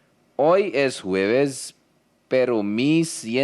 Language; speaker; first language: Spanish; non-native, learner; Hindi